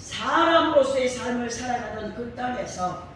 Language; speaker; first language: Korean; native; Korean